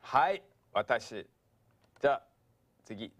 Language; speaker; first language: Japanese; non-native, fluent; English